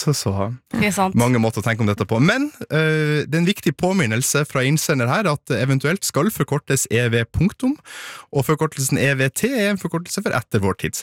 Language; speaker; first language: Norwegian; native; Norwegian